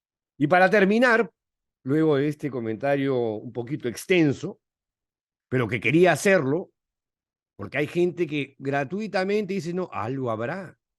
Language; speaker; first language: Spanish; native; Spanish